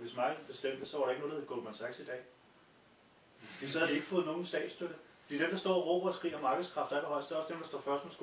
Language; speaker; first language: Danish; native; Danish